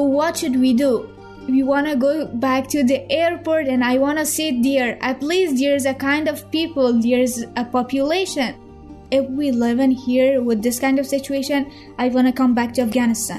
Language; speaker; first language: English; non-native, fluent; Persian